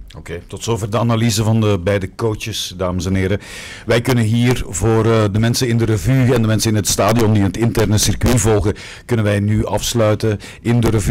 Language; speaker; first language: Dutch; native; Dutch